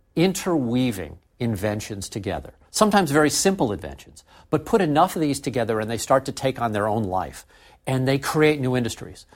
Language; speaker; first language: English; native; English